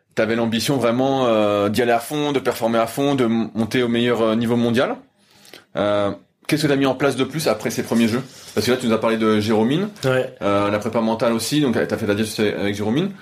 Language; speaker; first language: French; native; French